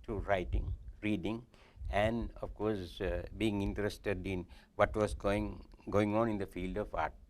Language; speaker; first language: English; non-native, local second language; Sinhala